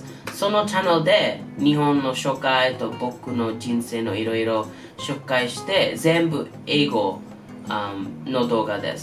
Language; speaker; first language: Japanese; non-native, learner; English